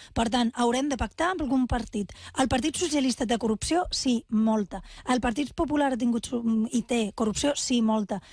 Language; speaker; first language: Catalan; non-native, local second language; Spanish